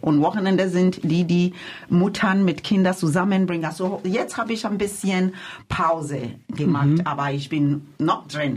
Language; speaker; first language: German; non-native, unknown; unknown